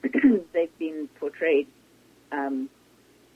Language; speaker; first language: English; native; English